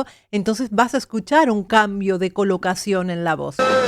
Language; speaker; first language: Spanish; native; Spanish